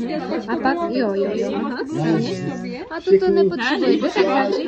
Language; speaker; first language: Czech; non-native, learner; Kara-Kalpak